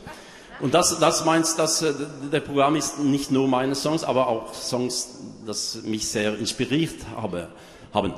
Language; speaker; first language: German; non-native, learner; Norwegian